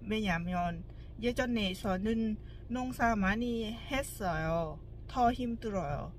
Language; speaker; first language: Korean; non-native, learner; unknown